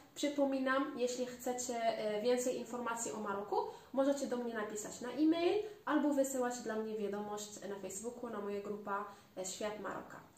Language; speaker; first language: Polish; non-native, learner; Arabic